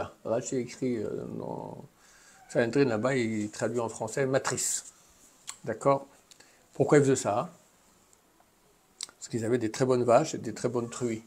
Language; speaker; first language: French; native; French